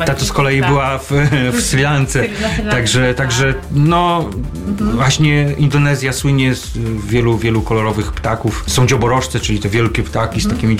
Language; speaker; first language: Polish; native; Polish